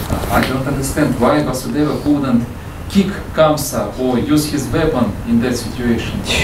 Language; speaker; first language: English; non-native, fluent; Russian